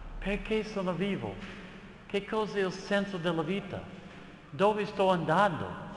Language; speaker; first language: Italian; non-native, fluent; English